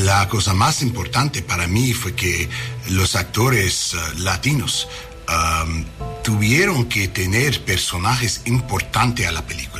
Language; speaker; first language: Spanish; non-native, learner; English